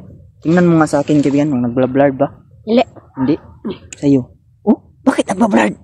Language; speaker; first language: Filipino; non-native, local second language; Cebuano